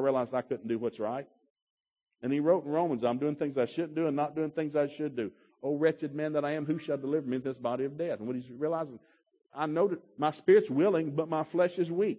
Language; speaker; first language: English; native; English